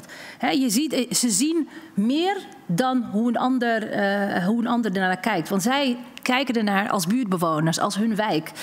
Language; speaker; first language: Dutch; native; Dutch